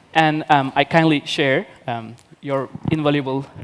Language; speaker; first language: English; non-native, fluent; Turkish